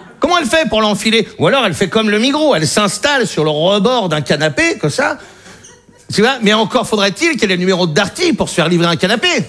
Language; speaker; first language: French; native; French